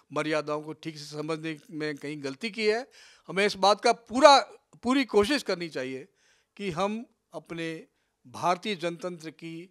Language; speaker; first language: Hindi; native; Hindi